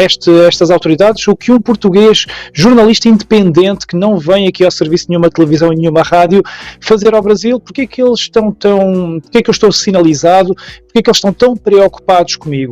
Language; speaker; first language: Portuguese; native; Portuguese